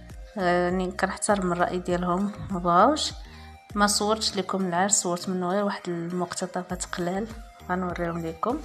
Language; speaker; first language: Arabic; native; Arabic